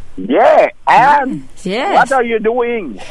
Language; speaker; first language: English; non-native, learner; French